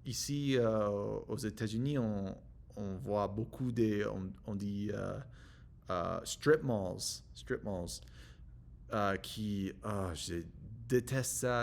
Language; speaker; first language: French; non-native, learner; English